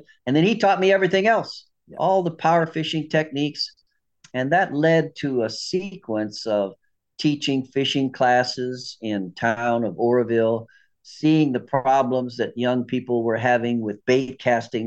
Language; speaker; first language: English; native; English